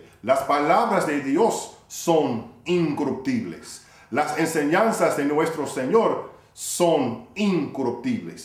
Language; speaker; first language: Spanish; non-native, fluent; English